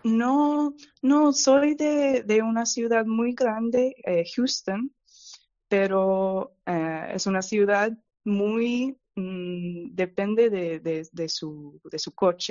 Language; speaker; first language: Spanish; non-native, fluent; English